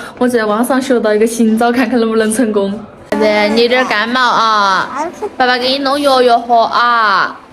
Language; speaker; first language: Chinese; native; Chinese